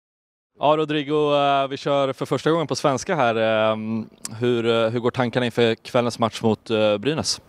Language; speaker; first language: Swedish; native; Swedish